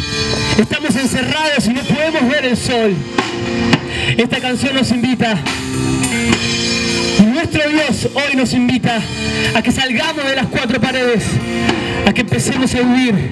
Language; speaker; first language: Spanish; native; Spanish